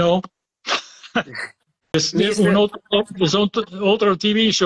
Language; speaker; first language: Spanish; non-native, learner; English